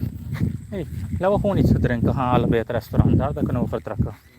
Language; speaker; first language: Dutch; non-native, fluent; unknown